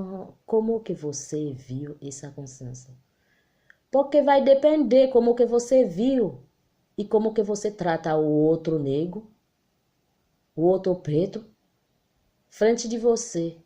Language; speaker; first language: Portuguese; non-native, learner; Haitian Creole